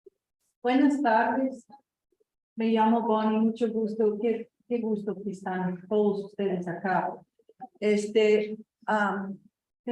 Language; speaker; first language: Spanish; non-native, fluent; English